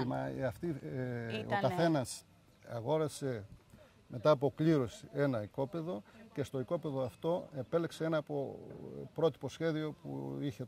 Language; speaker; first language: Greek; native; Greek